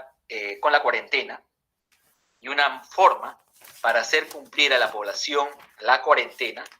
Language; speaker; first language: Spanish; native; Spanish